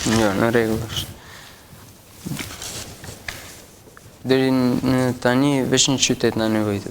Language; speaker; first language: Albanian; early bilingual, heritage; Albanian